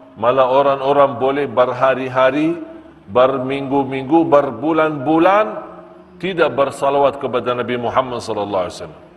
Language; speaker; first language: Malay; non-native, fluent; Arabic